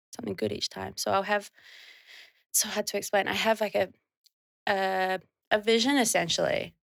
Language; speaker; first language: English; native; English